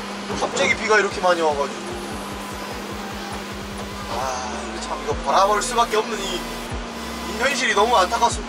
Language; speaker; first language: Korean; native; Korean